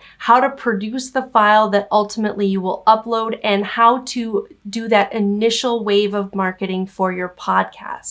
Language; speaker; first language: English; native; English